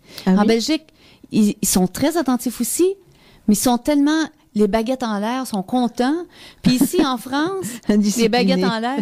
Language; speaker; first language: French; native; French